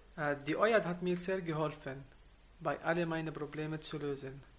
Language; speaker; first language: German; non-native, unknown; Arabic